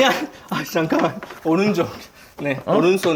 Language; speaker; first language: Korean; non-native, fluent; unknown